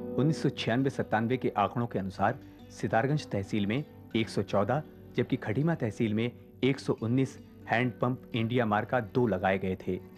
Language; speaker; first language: Hindi; native; Hindi